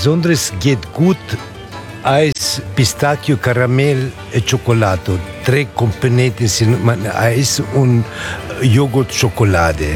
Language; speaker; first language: German; non-native, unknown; Italian